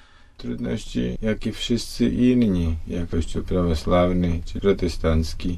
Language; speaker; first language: Polish; non-native, fluent; Russian